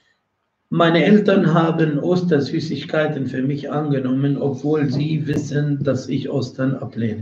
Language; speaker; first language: German; non-native, fluent; Arabic